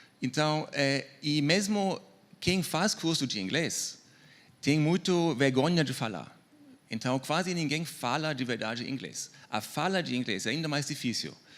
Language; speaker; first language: Portuguese; non-native, fluent; German